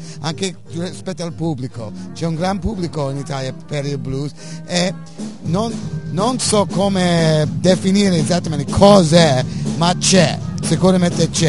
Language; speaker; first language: Italian; non-native, fluent; English